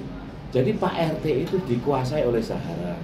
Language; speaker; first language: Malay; non-native, local second language; Javanese